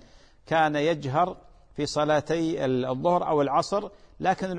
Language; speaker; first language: Arabic; native; Arabic